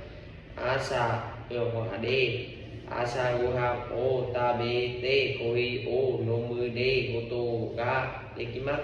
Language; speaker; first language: Japanese; non-native, learner; Vietnamese